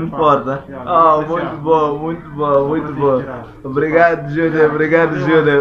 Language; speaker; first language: Portuguese; non-native, local second language; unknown